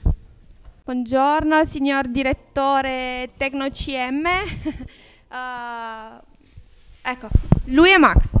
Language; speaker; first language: Italian; non-native, fluent; Romanian